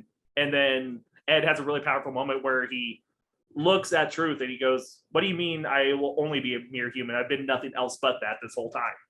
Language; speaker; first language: English; native; English